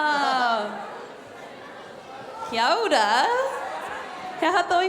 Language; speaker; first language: Māori; non-native, local second language; English